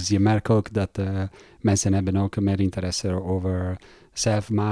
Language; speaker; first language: Dutch; non-native, learner; Italian